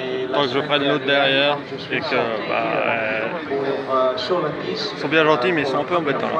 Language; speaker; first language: French; native; French